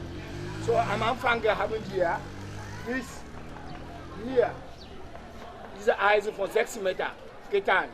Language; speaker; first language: German; non-native, learner; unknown